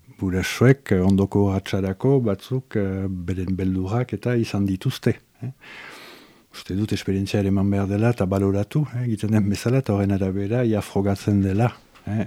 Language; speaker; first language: Basque; native; Basque